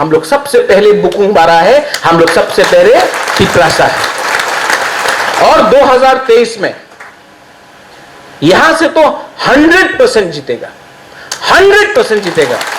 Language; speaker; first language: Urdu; non-native, local second language; Kok Borok